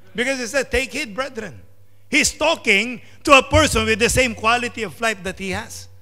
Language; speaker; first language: English; non-native, local second language; Filipino